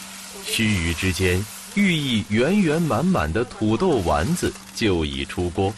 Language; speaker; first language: Chinese; native; Chinese